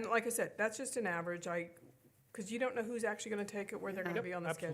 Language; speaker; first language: English; native; English